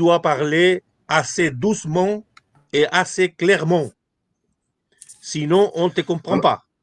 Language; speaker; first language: French; non-native, fluent; Spanish